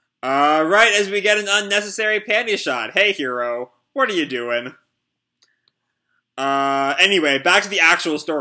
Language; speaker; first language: English; native; English